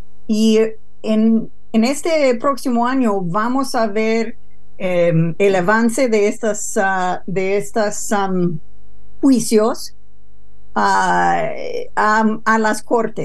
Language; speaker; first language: Spanish; non-native, fluent; English